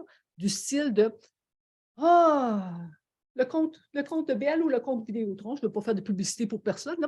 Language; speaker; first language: French; native; French